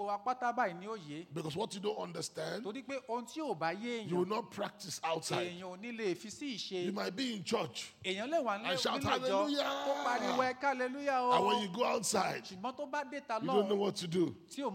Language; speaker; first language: English; non-native, local second language; Igbo